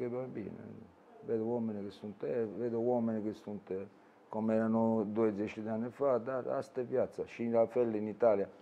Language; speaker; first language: Romanian; non-native, learner; Italian